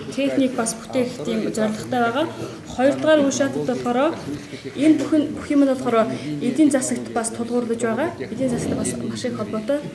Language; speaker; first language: Mongolian; non-native, fluent; Kazakh